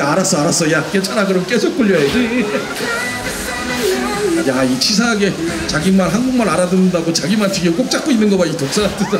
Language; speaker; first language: Korean; native; Korean